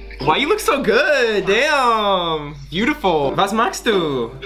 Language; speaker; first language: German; non-native, learner; English